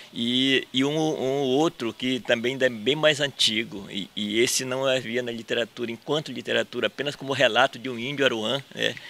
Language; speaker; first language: Portuguese; native; Portuguese